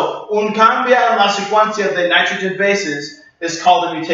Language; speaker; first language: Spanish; non-native, learner; English